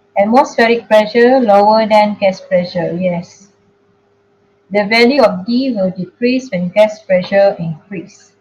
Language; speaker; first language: English; non-native, local second language; Malay